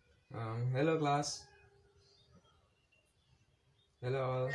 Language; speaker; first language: English; non-native, learner; Indonesian